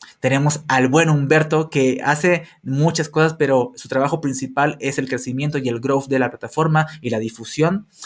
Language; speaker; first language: Spanish; native; Spanish